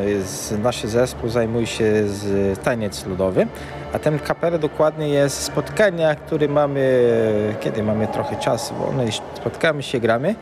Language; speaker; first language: Polish; early bilingual, heritage; Portuguese